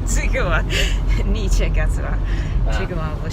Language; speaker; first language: Chinese; non-native, learner; English